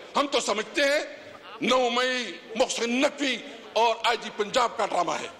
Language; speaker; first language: Urdu; non-native, local second language; Pashto